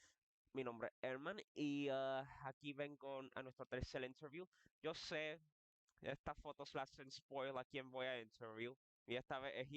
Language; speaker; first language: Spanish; non-native, local second language; English